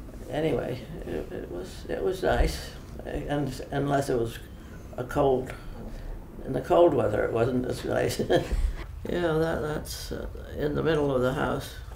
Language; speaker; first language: English; native; English